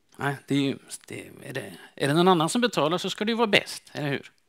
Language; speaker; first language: Swedish; native; Swedish